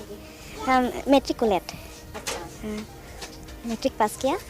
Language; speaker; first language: Hindi; non-native, local second language; Garo